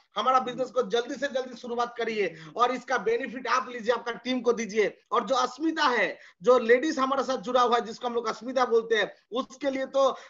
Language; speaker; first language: Hindi; non-native, local second language; Bangla